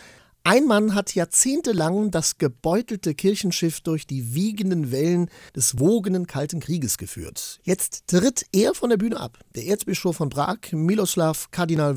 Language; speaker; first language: German; native; German